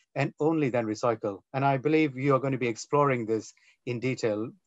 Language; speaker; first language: English; non-native, local second language; Tamil